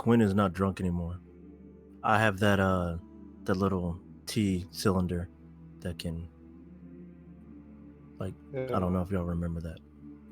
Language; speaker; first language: English; native; English